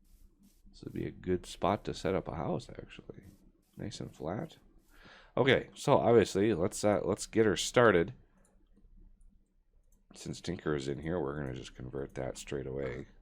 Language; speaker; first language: English; native; English